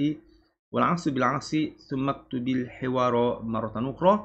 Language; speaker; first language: Arabic; non-native, fluent; Malay